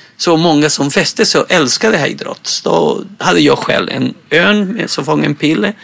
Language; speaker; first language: Swedish; non-native, fluent; Spanish